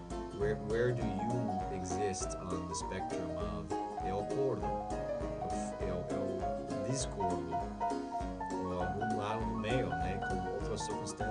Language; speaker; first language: Portuguese; non-native, learner; English